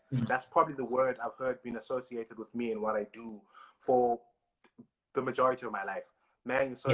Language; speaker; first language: English; non-native, local second language; Xhosa